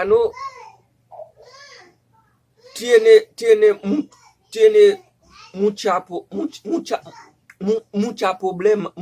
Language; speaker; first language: Spanish; non-native, learner; Haitian Creole